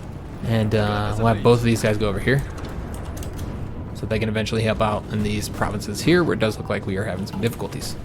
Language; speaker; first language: English; native; English